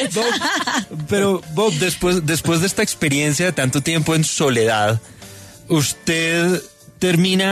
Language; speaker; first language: Spanish; native; Spanish